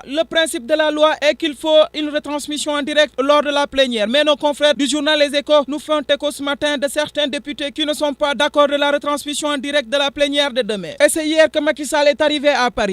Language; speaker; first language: French; non-native, local second language; Wolof